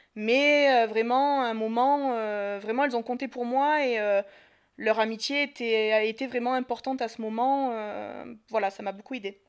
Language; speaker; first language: French; native; French